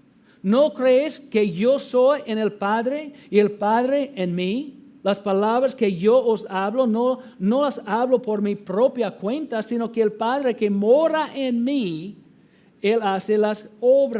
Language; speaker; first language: Spanish; non-native, fluent; English